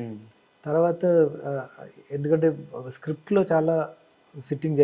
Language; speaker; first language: Telugu; non-native, learner; Malayalam